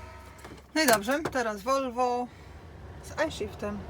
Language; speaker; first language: Polish; native; Polish